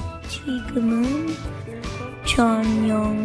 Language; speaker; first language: Korean; early bilingual, heritage; Korean